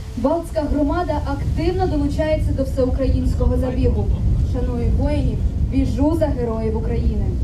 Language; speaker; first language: Ukrainian; native; Ukrainian